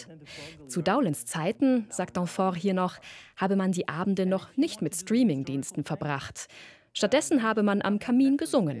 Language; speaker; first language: German; native; German